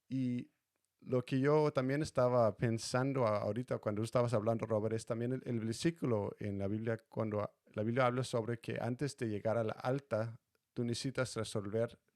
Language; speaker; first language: Spanish; non-native, fluent; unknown